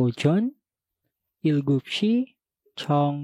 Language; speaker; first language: Korean; non-native, fluent; Indonesian